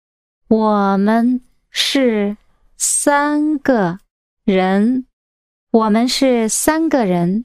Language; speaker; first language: Chinese; non-native, learner; English